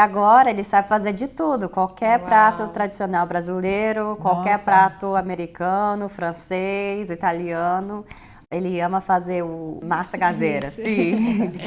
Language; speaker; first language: Portuguese; early bilingual, heritage; Portuguese